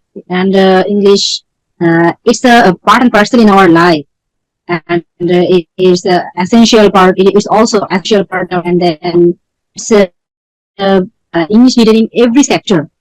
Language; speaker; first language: English; non-native, learner; Bangla